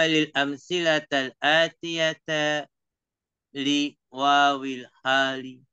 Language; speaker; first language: Arabic; non-native, fluent; Indonesian